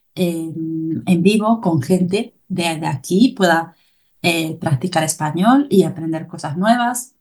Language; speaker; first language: Spanish; native; Spanish